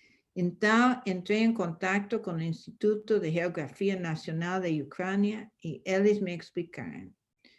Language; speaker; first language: Portuguese; non-native, fluent; English